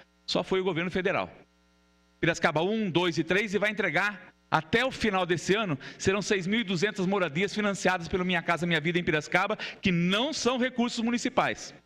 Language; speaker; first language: Portuguese; native; Portuguese